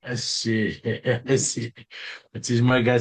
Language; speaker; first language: Spanish; non-native, learner; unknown